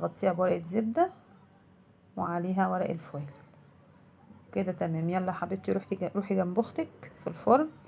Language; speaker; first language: Arabic; native; Arabic